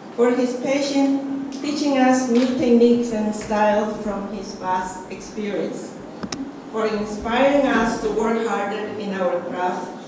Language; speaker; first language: English; non-native, fluent; Spanish